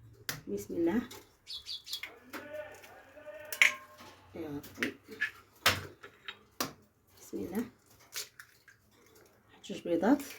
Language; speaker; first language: Arabic; native; Arabic